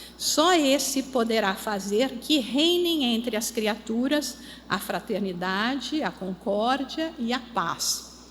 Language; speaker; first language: Portuguese; native; Portuguese